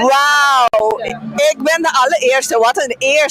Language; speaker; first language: Dutch; non-native, local second language; Papiamento